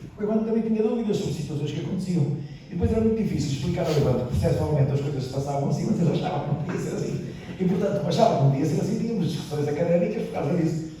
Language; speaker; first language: Portuguese; native; Portuguese